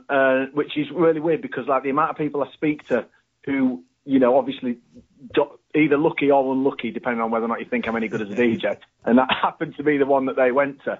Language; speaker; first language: English; native; English